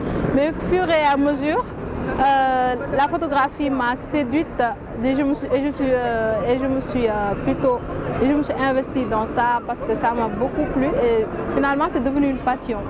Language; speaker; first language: French; non-native, local second language; Wolof